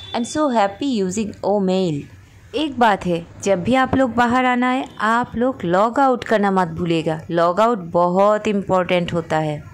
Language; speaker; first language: Hindi; non-native, local second language; Bangla